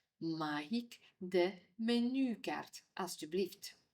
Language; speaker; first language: Dutch; non-native, fluent; Ukrainian